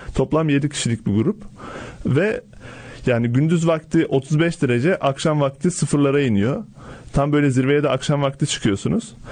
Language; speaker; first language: Turkish; native; Turkish